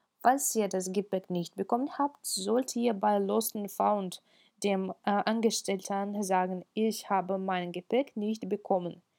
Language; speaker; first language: German; non-native, fluent; Russian